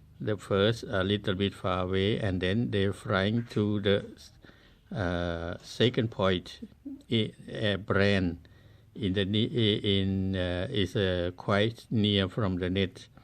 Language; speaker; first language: English; non-native, learner; Thai